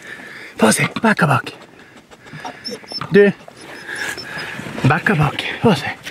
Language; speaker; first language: Swedish; native; Swedish